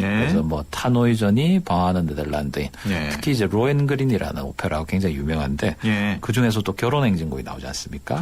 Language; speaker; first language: Korean; native; Korean